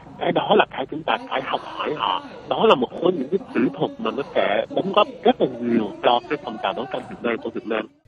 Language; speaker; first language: Vietnamese; early bilingual, heritage; Vietnamese